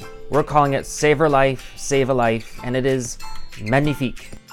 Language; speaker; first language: English; native; English